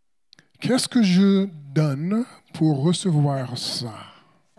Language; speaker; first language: French; non-native, fluent; English